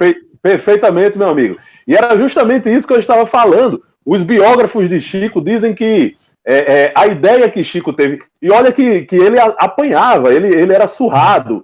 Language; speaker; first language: Portuguese; native; Portuguese